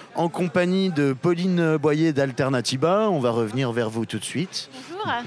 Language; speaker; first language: French; native; French